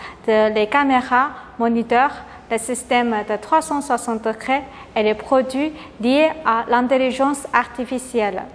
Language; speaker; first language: French; non-native, learner; Chinese